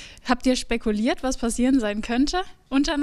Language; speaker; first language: German; native; German